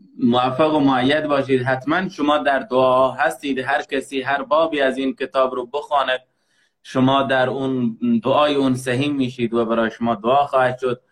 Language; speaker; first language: Persian; native; Persian